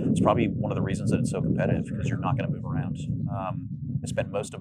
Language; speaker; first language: English; native; English